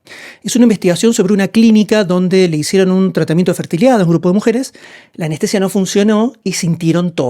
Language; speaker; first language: Spanish; native; Spanish